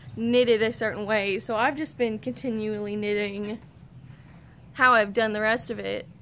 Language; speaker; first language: English; native; English